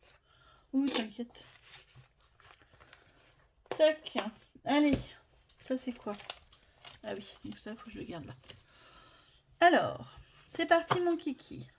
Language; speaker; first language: French; native; French